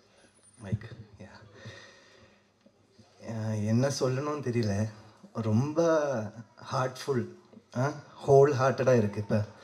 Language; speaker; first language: Tamil; non-native, learner; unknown